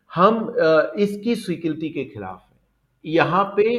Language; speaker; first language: Hindi; native; Hindi